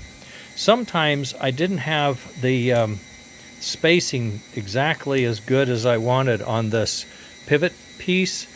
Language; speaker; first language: English; native; English